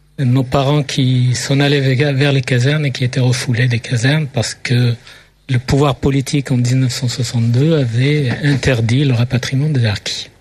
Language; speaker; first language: French; early bilingual, other home language; Arabic